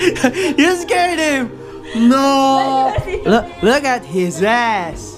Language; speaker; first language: English; non-native, learner; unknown